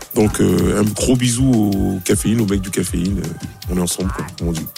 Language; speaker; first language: French; native; French